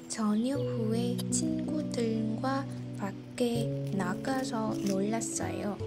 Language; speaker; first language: Korean; non-native, learner; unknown